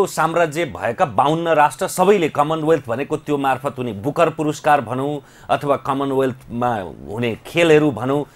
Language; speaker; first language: Nepali; native; Nepali